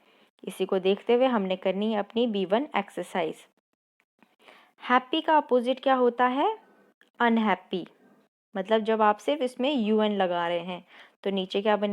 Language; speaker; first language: Hindi; non-native, local second language; Punjabi